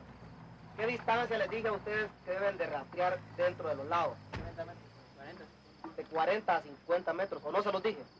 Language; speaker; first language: Spanish; native; Spanish